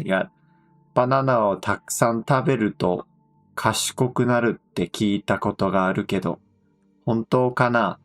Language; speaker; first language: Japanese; non-native, fluent; English